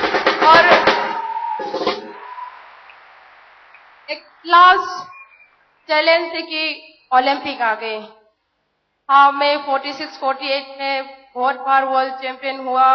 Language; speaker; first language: Hindi; non-native, local second language; Manipuri